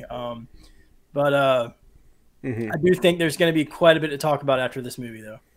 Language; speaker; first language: English; native; English